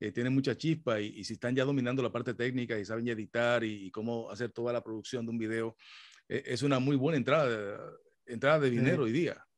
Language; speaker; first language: Spanish; native; Spanish